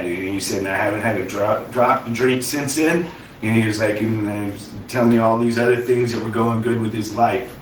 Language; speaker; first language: English; native; English